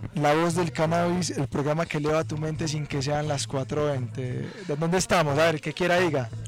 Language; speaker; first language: Spanish; native; Spanish